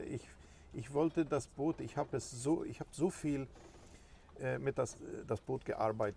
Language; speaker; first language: German; non-native, fluent; Swedish